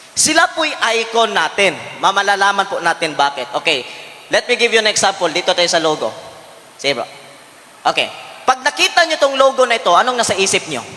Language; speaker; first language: Filipino; non-native, local second language; Cebuano